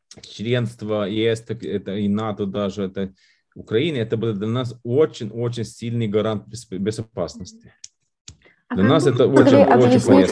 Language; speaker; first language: Russian; non-native, fluent; Lithuanian